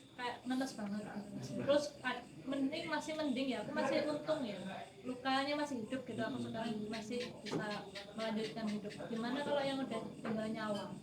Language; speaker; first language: Indonesian; native; Indonesian